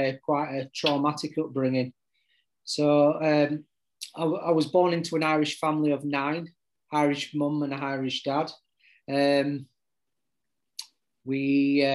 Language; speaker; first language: English; native; English